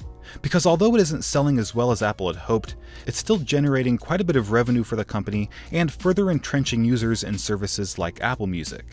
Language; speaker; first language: English; native; English